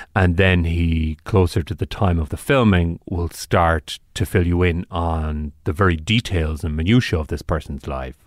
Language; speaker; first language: English; native; English